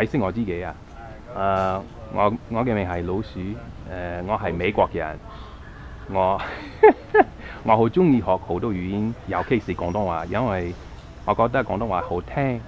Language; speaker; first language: Cantonese; non-native, fluent; English